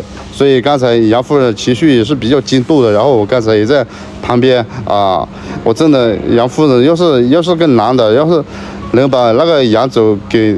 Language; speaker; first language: Chinese; native; Chinese